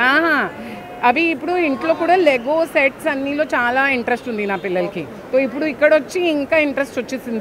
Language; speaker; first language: Telugu; non-native, local second language; Hindi